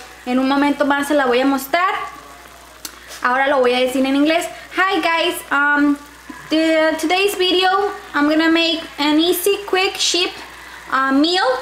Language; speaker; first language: Spanish; native; Spanish